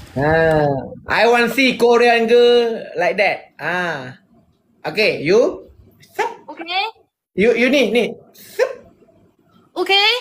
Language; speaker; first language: English; non-native, learner; Malay